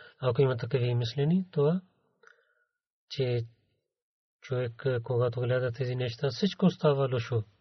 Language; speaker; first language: Bulgarian; non-native, learner; Urdu